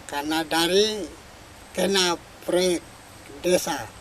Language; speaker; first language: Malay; non-native, local second language; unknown